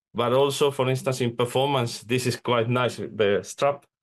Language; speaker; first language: English; non-native, fluent; Spanish